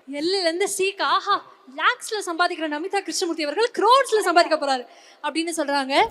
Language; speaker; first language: Tamil; native; Tamil